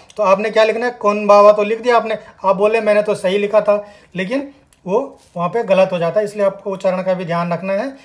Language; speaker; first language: Hindi; native; Hindi